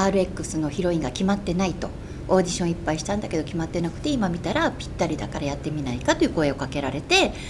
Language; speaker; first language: Japanese; native; Japanese